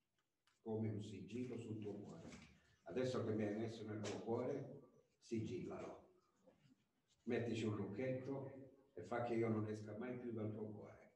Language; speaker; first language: Italian; native; Italian